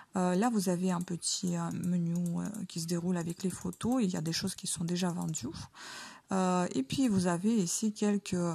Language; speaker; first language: French; non-native, fluent; Ukrainian